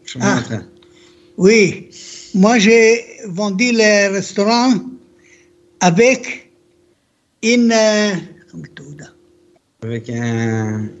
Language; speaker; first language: French; non-native, learner; Hebrew